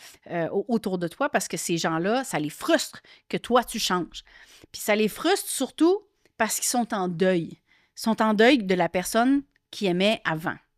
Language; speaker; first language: French; native; French